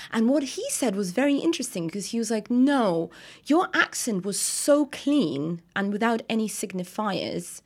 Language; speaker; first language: English; non-native, fluent; Russian